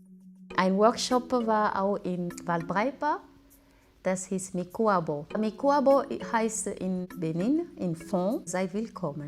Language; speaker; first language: German; non-native, fluent; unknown